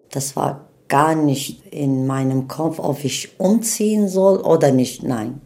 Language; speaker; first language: German; non-native, learner; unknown